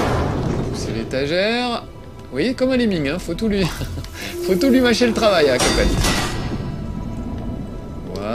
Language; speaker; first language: French; native; French